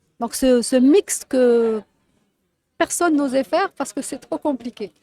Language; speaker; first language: French; non-native, local second language; Arabic